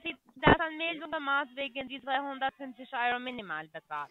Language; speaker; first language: German; non-native, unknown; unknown